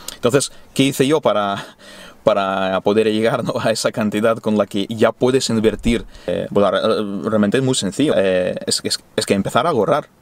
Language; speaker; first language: Spanish; non-native, fluent; Ukrainian